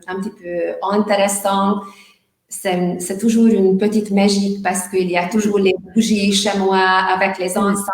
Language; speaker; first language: French; non-native, learner; Hungarian